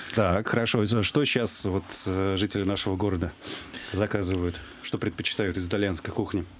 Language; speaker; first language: Russian; native; Russian